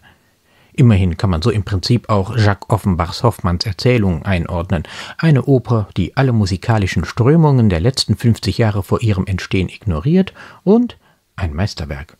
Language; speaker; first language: German; native; German